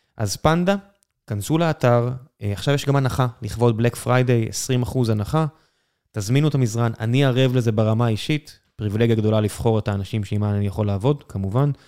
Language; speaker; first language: Hebrew; native; Hebrew